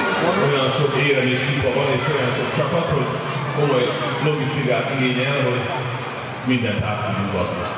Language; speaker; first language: Hungarian; native; Hungarian